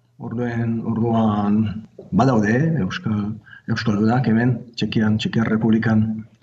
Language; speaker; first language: Basque; non-native, fluent; Czech